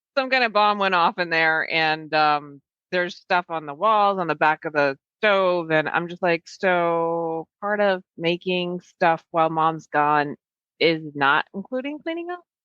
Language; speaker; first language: English; native; English